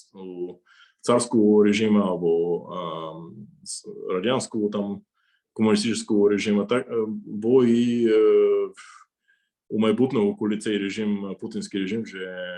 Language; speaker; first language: Ukrainian; non-native, fluent; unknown